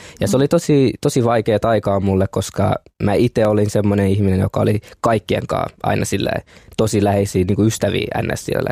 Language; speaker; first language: Finnish; early bilingual, other home language; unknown